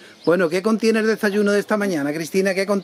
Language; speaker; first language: Spanish; native; Spanish